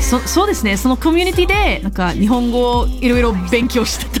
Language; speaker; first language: Japanese; non-native, fluent; English